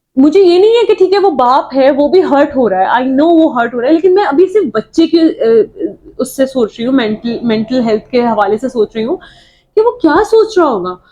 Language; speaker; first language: Urdu; native; Urdu